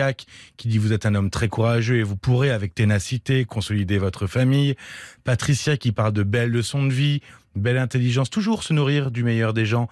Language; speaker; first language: French; native; French